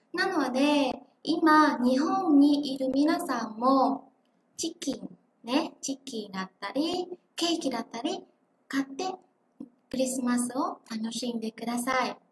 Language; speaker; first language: Japanese; non-native, fluent; Vietnamese